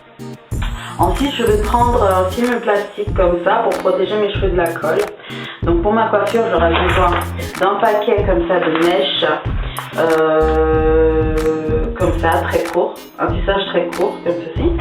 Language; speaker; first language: French; native; French